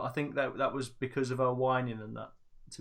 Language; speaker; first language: English; native; English